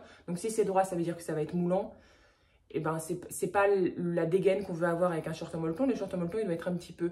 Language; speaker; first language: French; native; French